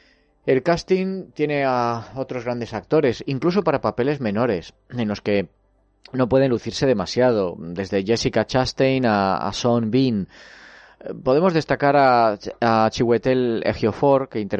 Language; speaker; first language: Spanish; native; Spanish